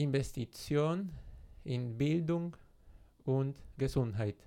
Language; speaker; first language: German; non-native, fluent; Spanish